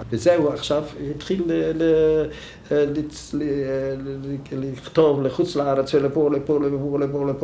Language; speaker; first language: Hebrew; non-native, fluent; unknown